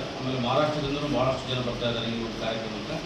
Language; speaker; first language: Kannada; native; Kannada